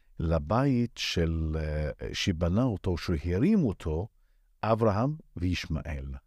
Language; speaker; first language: Hebrew; non-native, local second language; Arabic